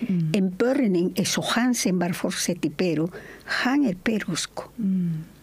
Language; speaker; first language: Icelandic; non-native, learner; Spanish